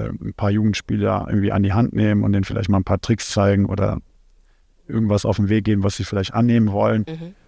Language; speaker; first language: German; native; German